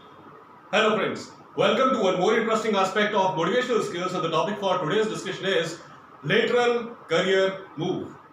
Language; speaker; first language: English; non-native, local second language; Hindi